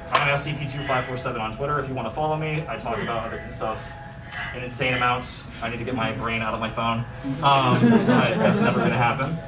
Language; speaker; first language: English; native; English